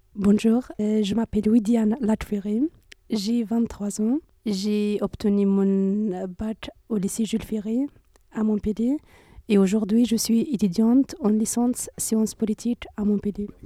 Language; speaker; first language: French; non-native, local second language; Berber languages